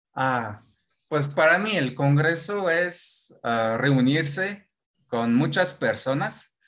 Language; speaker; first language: Spanish; non-native, fluent; French